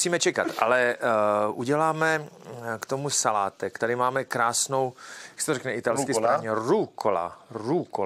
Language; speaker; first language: Czech; native; Czech